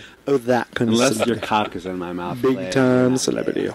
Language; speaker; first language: English; native; English